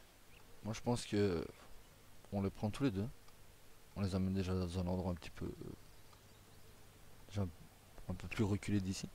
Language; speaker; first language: French; native; French